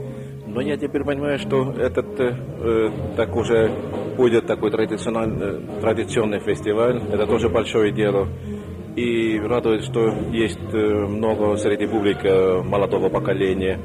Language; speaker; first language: Russian; non-native, fluent; Estonian